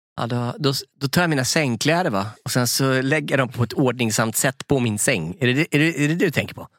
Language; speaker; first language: Swedish; native; Swedish